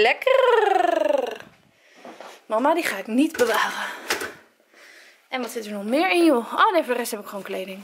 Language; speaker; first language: Dutch; native; Dutch